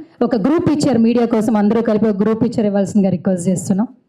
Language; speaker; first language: Telugu; native; Telugu